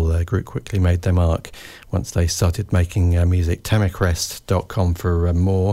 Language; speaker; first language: English; native; English